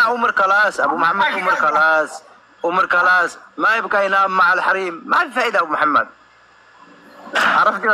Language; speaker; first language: Arabic; non-native, learner; Amharic